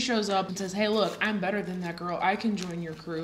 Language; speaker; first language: English; native; English